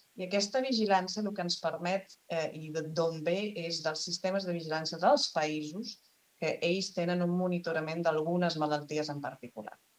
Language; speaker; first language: Catalan; native; Catalan